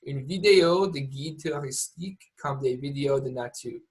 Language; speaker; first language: French; non-native, learner; English